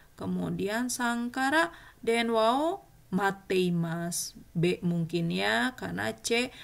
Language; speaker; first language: Indonesian; native; Indonesian